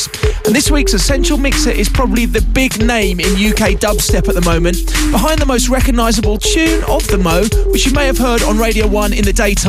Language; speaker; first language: English; native; English